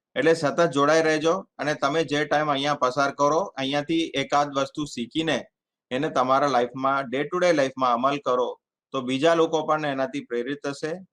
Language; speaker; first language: Gujarati; non-native, fluent; Tamil